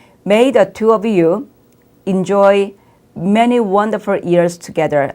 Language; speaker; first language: English; non-native, fluent; Korean